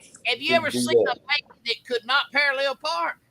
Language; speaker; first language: English; native; English